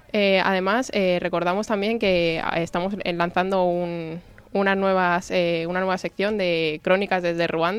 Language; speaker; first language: Spanish; native; Spanish